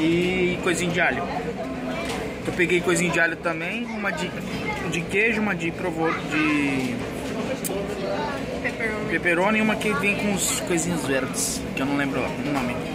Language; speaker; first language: Portuguese; native; Portuguese